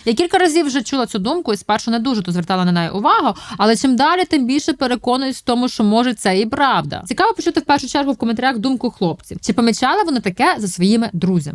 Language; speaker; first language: Ukrainian; native; Ukrainian